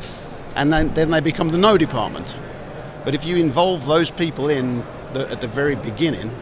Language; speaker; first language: English; native; English